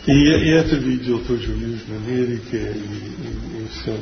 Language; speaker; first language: Russian; non-native, fluent; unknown